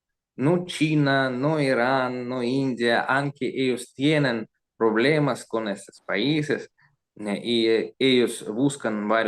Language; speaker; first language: Spanish; non-native, learner; Russian